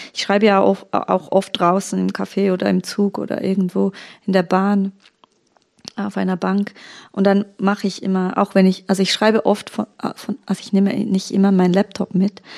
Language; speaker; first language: German; early bilingual, other home language; Turkish